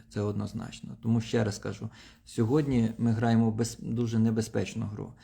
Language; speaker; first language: Ukrainian; non-native, local second language; Russian